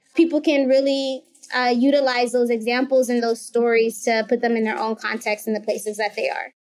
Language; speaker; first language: English; native; English